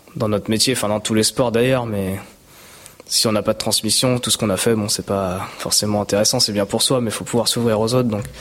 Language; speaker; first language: French; native; French